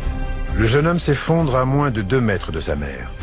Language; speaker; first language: French; native; French